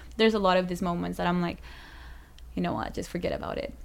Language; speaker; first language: English; non-native, fluent; Spanish